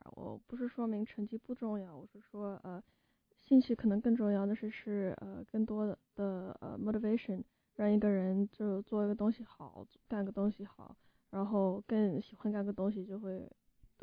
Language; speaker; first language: Chinese; early bilingual, heritage; Chinese